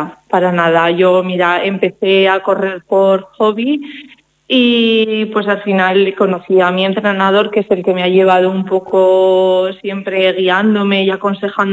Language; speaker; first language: Spanish; native; Spanish